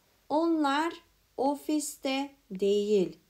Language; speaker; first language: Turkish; non-native, fluent; Macedonian